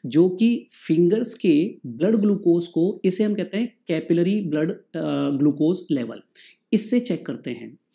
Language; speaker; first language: Hindi; native; Hindi